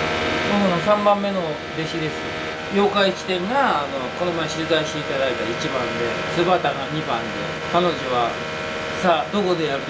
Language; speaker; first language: Japanese; native; Japanese